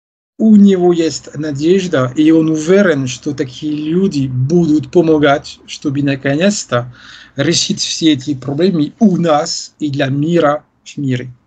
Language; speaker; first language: Russian; non-native, fluent; French